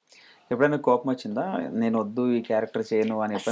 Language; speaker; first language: Telugu; native; Telugu